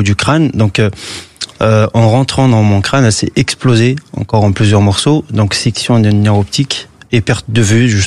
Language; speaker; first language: French; non-native, local second language; Kabyle